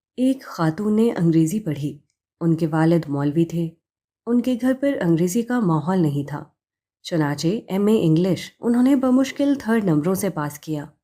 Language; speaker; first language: Urdu; native; Urdu